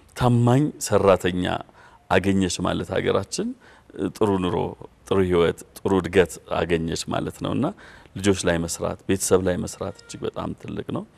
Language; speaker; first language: Amharic; native; Amharic